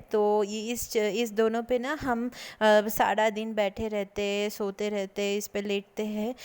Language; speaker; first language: Hindi; non-native, local second language; Bangla